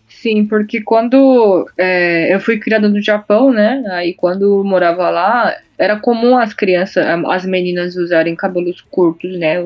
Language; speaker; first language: Portuguese; early bilingual, other home language; Japanese